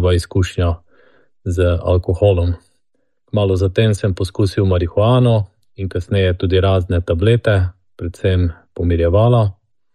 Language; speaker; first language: Slovenian; native; Slovenian